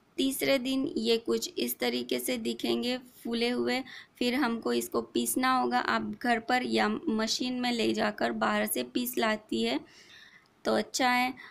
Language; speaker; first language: Hindi; non-native, local second language; Marathi